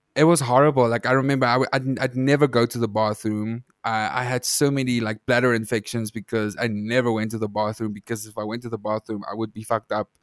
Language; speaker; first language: English; non-native, local second language; Afrikaans